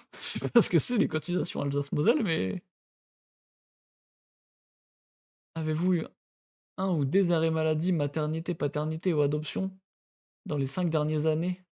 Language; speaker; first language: French; native; French